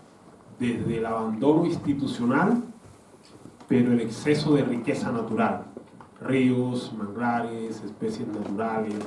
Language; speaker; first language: Spanish; native; Spanish